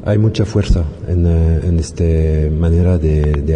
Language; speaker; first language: Spanish; non-native, learner; French